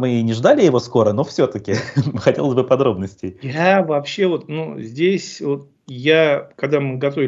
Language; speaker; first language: Russian; native; Russian